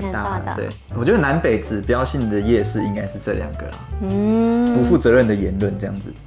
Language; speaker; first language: Chinese; native; Chinese